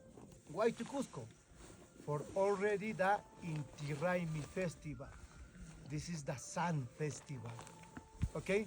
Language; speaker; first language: English; non-native, learner; Spanish